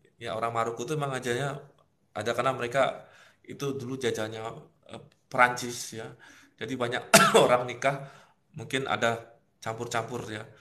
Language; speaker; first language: Indonesian; native; Indonesian